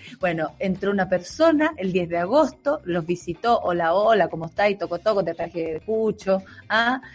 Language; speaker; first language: Spanish; native; Spanish